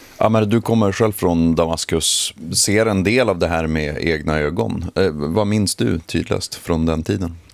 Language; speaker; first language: Swedish; native; Swedish